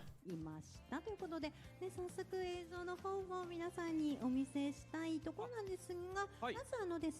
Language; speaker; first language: Japanese; native; Japanese